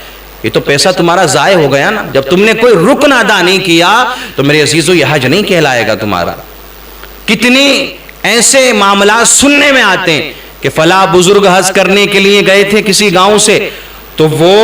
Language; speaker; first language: Urdu; native; Urdu